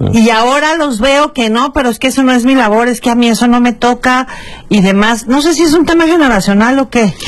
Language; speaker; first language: Spanish; native; Spanish